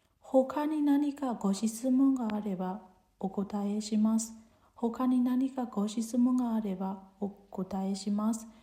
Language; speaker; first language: Japanese; non-native, fluent; Burmese